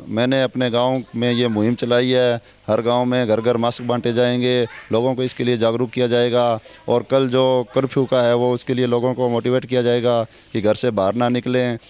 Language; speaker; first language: Hindi; native; Hindi